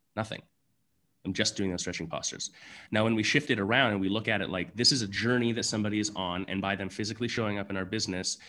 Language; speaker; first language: English; native; English